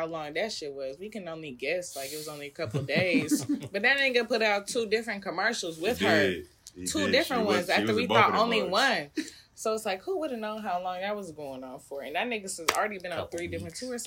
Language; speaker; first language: English; native; English